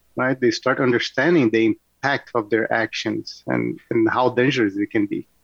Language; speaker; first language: English; non-native, fluent; Portuguese